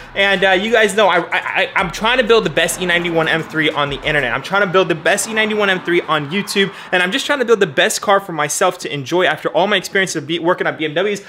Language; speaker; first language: English; native; English